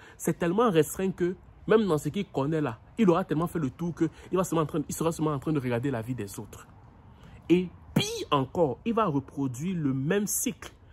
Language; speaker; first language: French; native; French